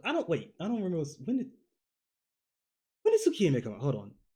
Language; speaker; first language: English; native; English